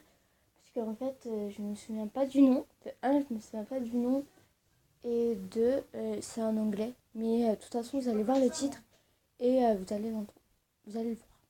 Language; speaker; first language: French; early bilingual, other home language; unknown